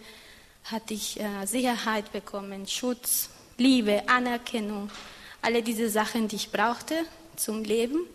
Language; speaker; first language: German; non-native, fluent; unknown